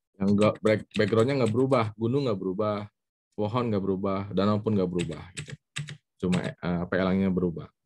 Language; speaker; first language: Indonesian; native; Indonesian